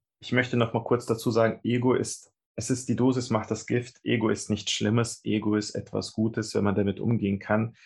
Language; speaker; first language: German; early bilingual, other home language; Russian